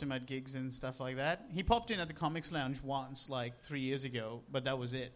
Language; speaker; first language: English; non-native, local second language; Sinhala